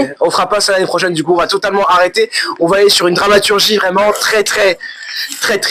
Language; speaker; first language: French; native; French